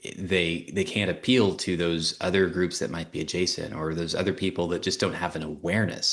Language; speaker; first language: English; native; English